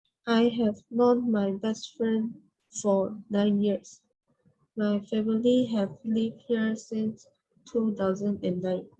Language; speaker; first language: English; non-native, learner; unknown